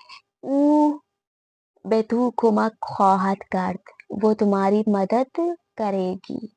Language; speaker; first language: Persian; non-native, fluent; Urdu